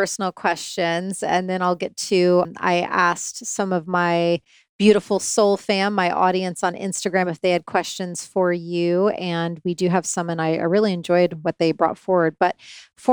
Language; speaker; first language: English; native; English